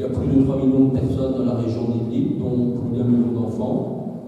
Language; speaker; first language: French; native; French